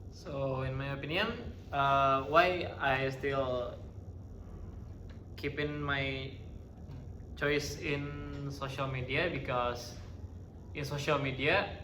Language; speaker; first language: English; non-native, learner; Indonesian